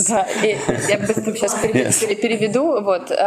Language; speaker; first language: Russian; native; Russian